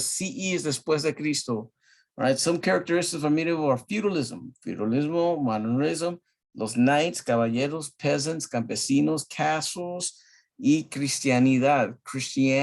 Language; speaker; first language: Spanish; early bilingual, heritage; Spanish